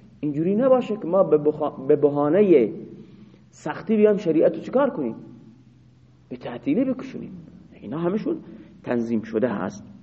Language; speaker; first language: Persian; non-native, local second language; Baluchi